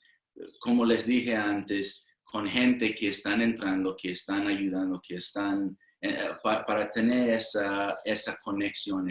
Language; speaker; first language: Spanish; non-native, fluent; English